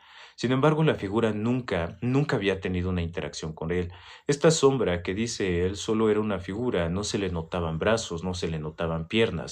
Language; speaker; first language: Spanish; native; Spanish